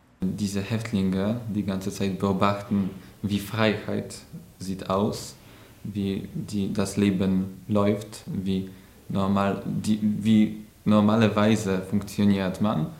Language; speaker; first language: German; non-native, learner; English